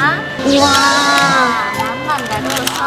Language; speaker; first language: Chinese; non-native, fluent; Japanese